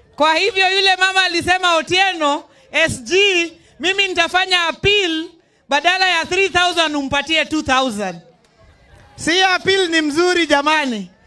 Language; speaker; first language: Swahili; non-native, local second language; Luo (Kenya and Tanzania)